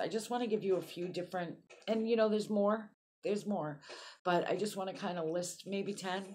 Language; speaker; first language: English; native; English